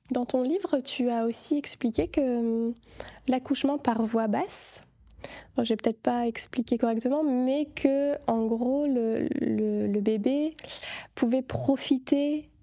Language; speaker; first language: French; native; French